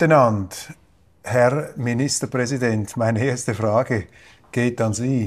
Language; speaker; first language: German; native; German